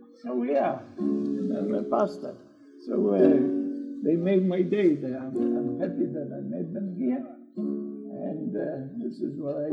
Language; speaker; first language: English; non-native, fluent; Polish